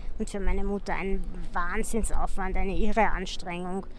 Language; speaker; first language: German; native; German